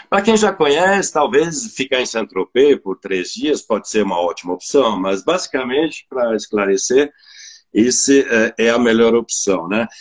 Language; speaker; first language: Portuguese; non-native, fluent; French